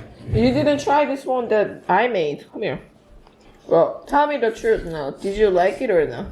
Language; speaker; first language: English; non-native, fluent; Korean